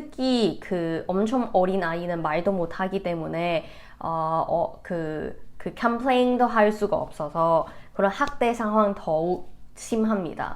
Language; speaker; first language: Korean; non-native, fluent; Cantonese